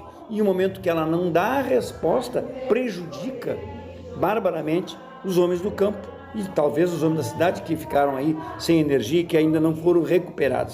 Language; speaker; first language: Portuguese; native; Portuguese